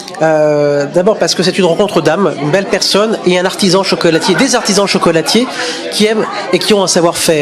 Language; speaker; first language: French; native; French